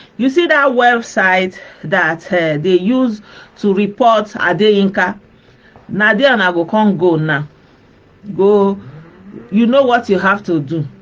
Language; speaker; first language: Nigerian Pidgin; non-native, local second language; Igbo